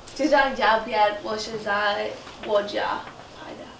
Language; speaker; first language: Chinese; non-native, learner; English